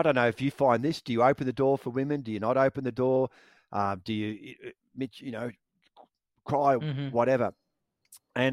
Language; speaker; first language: English; native; English